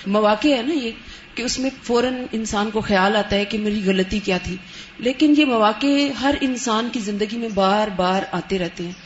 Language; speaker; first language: Urdu; non-native, local second language; Punjabi